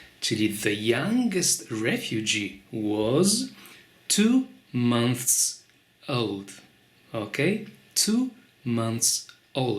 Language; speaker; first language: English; non-native, fluent; Polish